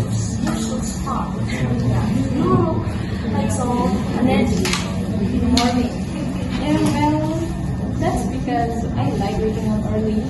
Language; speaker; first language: English; non-native, learner; Indonesian